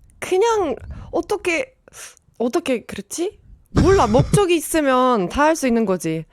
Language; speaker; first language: Korean; non-native, fluent; Polish